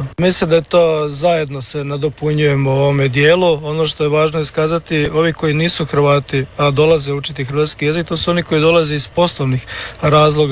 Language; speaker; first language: Serbian; native; Serbian